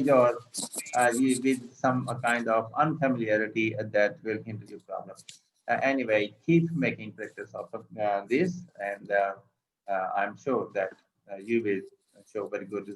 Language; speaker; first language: English; non-native, local second language; Urdu